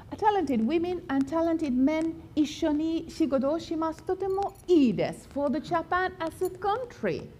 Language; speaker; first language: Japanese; non-native, learner; Finnish